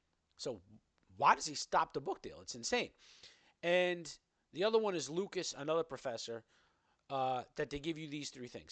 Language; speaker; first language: English; native; English